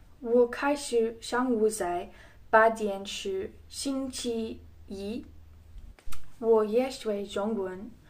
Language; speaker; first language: Chinese; non-native, learner; English